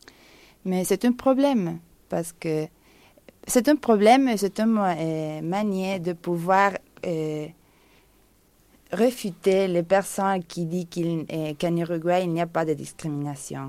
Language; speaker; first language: French; non-native, fluent; Spanish